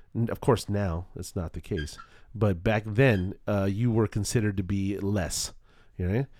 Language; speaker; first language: English; native; English